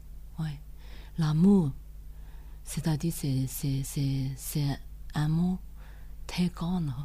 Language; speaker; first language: French; non-native, learner; Chinese